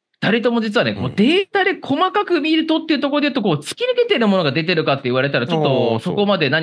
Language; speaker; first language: Japanese; native; Japanese